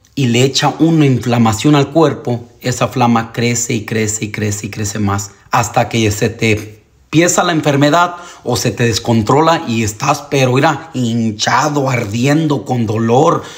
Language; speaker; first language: Spanish; early bilingual, heritage; Spanish